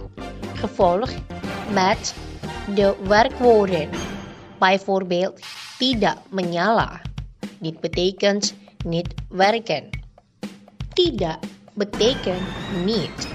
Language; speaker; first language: Dutch; non-native, learner; Indonesian